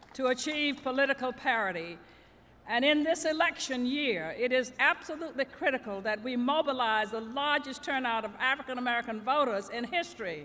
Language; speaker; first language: English; native; English